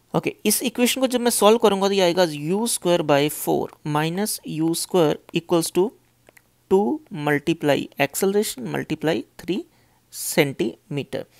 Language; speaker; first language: Hindi; native; Hindi